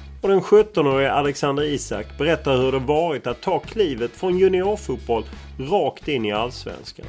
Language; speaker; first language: Swedish; native; Swedish